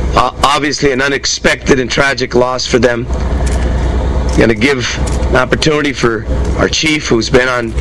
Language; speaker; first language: English; native; English